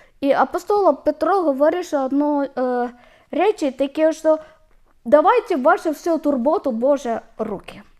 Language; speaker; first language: Ukrainian; non-native, learner; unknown